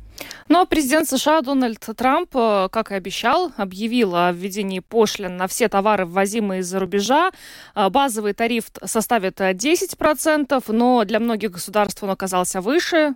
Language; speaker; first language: Russian; native; Russian